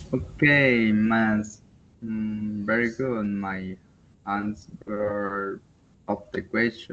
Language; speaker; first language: English; non-native, learner; Spanish